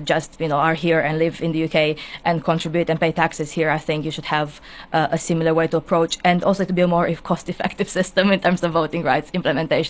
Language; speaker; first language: English; non-native, fluent; Romanian